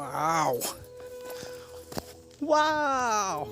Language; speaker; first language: Hindi; non-native, local second language; Bodo